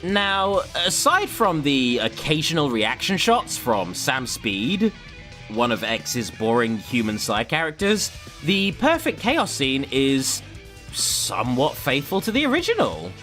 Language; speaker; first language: English; native; English